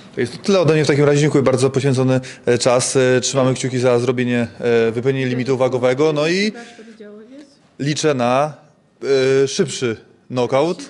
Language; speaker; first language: Polish; native; Polish